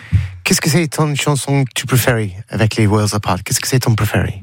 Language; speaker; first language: French; non-native, learner; English